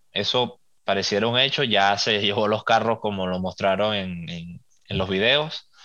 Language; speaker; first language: Spanish; native; Spanish